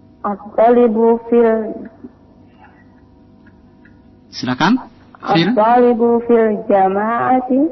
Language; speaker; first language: Arabic; non-native, learner; Indonesian